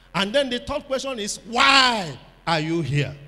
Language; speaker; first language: English; non-native, local second language; Igbo